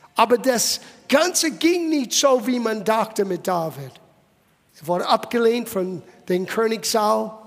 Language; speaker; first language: German; non-native, fluent; English